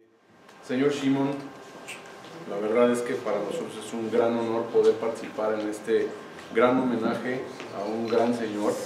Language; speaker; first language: Spanish; native; Spanish